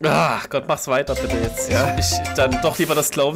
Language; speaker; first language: German; native; German